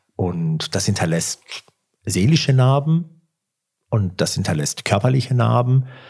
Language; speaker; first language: German; early bilingual, other home language; Italian